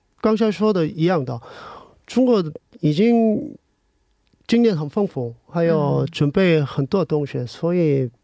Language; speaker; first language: Chinese; non-native, learner; Korean